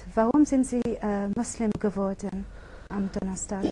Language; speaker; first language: German; non-native, fluent; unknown